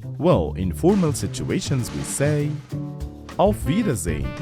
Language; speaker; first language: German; non-native, fluent; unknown